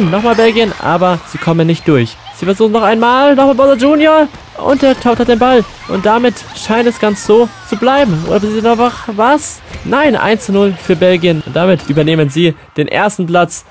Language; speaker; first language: German; native; German